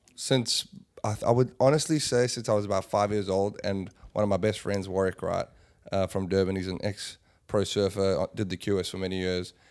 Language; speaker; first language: English; native; English